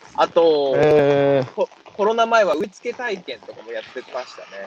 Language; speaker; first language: Japanese; native; Japanese